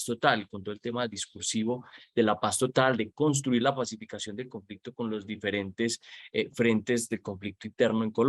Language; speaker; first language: Spanish; native; Spanish